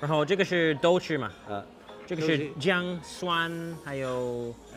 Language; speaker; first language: Chinese; non-native, fluent; English